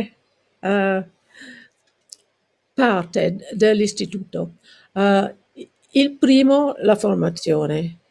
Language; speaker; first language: Italian; non-native, learner; English